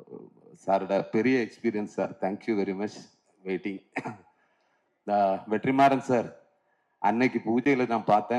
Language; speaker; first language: Tamil; non-native, fluent; Malayalam